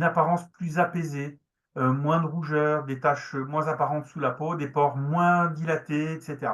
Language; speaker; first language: French; native; French